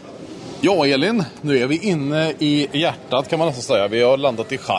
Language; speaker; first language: Swedish; native; Swedish